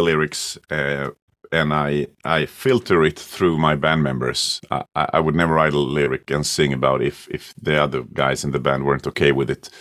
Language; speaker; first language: English; non-native, fluent; Swedish